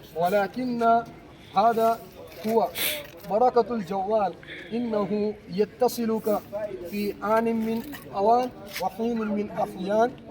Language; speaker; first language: Arabic; non-native, learner; Urdu